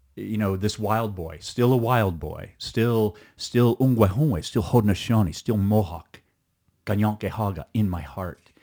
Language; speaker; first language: English; early bilingual, other home language; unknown